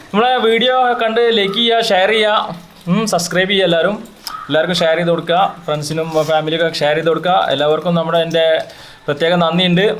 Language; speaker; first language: Malayalam; native; Malayalam